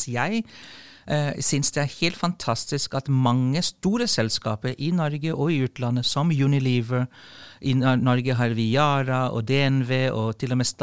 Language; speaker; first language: Norwegian; non-native, fluent; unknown